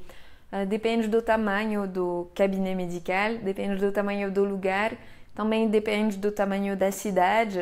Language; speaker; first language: Portuguese; non-native, fluent; French